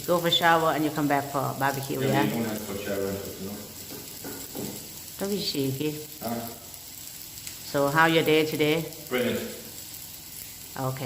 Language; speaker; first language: English; non-native, learner; Thai